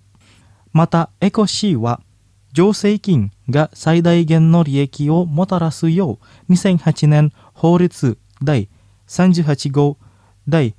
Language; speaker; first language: Japanese; non-native, fluent; Indonesian